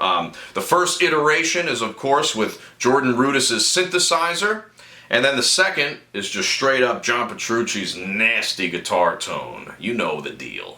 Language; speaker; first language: English; native; English